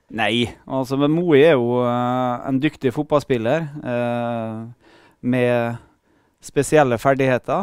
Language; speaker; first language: Norwegian; native; Norwegian